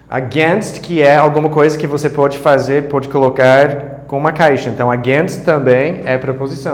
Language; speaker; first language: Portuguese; non-native, fluent; English